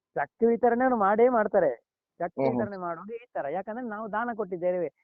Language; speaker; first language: Kannada; non-native, local second language; Tulu